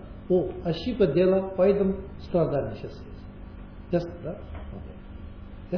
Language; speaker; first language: Russian; non-native, learner; Tibetan